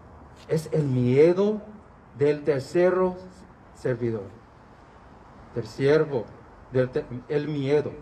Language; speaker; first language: Spanish; non-native, learner; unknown